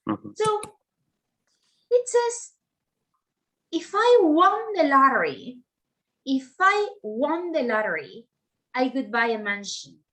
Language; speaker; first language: English; non-native, fluent; Spanish